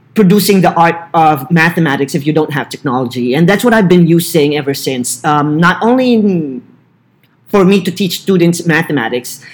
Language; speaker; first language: English; non-native, local second language; Filipino